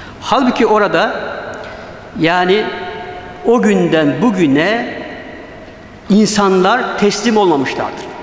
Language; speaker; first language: Turkish; early bilingual, other home language; Uyghur